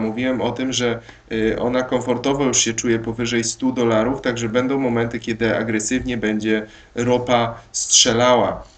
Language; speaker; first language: Polish; native; Polish